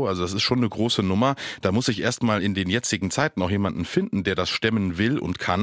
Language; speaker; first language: German; native; German